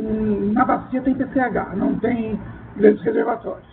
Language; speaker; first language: Portuguese; native; Portuguese